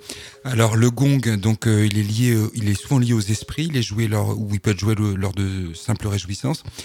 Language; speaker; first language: French; native; French